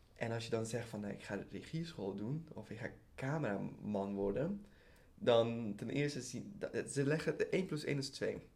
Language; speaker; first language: Dutch; early bilingual, other home language; Persian